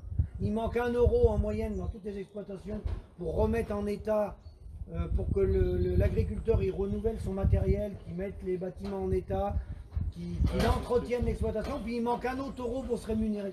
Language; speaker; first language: French; native; French